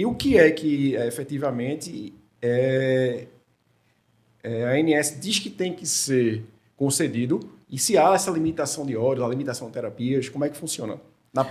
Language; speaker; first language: Portuguese; native; Portuguese